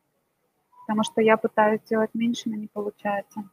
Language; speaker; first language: Russian; native; Russian